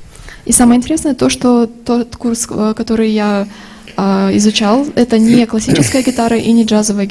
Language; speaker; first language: Russian; native; Russian